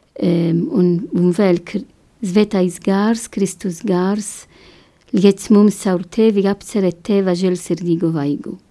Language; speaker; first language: Latvian; non-native, learner; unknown